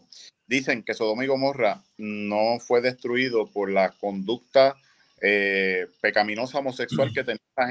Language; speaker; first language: Spanish; native; Spanish